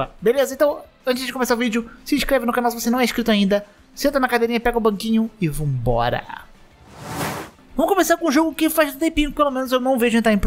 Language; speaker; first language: Portuguese; native; Portuguese